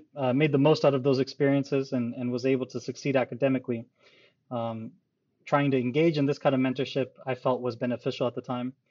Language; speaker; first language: English; early bilingual, other home language; Urdu